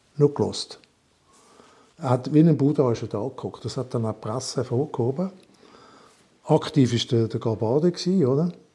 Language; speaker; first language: German; non-native, local second language; French